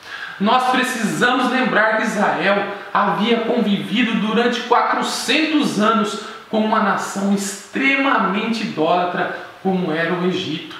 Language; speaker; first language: Portuguese; native; Portuguese